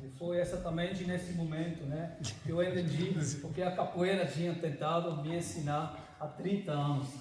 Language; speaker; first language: Portuguese; non-native, fluent; German